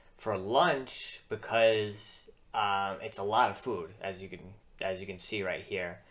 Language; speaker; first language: English; native; English